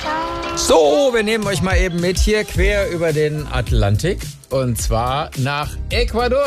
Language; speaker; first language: German; native; German